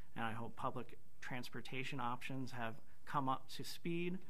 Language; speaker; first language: English; native; English